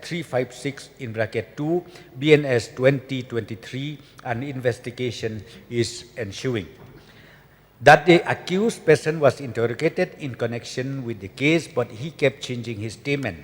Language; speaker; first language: English; non-native, local second language; Khasi